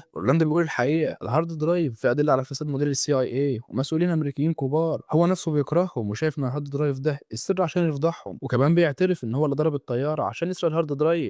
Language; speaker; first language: Arabic; native; Arabic